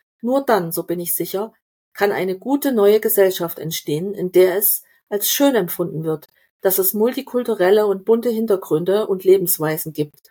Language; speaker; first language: German; native; German